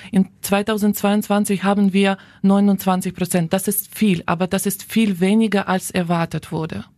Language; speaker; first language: German; non-native, fluent; Ukrainian